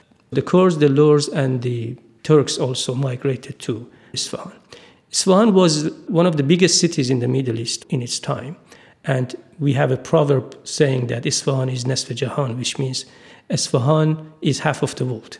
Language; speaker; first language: English; non-native, fluent; Persian